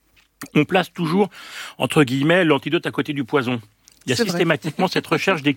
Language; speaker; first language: French; native; French